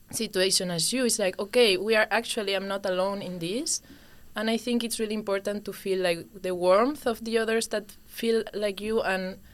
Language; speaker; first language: English; non-native, fluent; Spanish